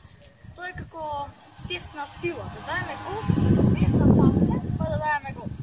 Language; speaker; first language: Macedonian; native; Macedonian